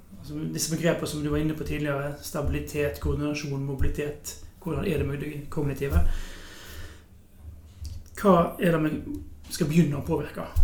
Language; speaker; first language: Norwegian; native; Norwegian